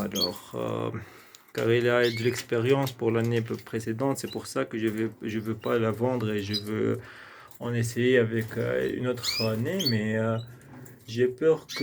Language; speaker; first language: French; non-native, local second language; Arabic